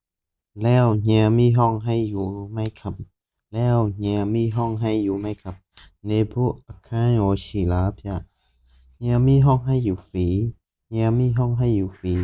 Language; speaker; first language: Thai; non-native, fluent; Burmese